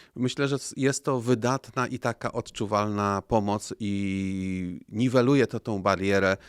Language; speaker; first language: Polish; native; Polish